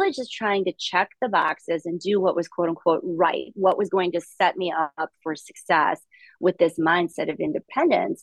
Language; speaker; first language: English; early bilingual, other home language; Russian